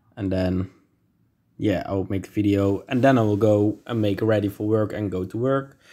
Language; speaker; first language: English; non-native, fluent; Dutch